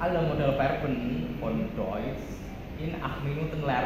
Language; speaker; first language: German; non-native, learner; Indonesian